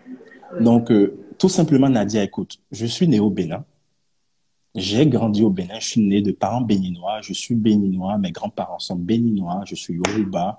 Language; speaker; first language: French; non-native, local second language; Yoruba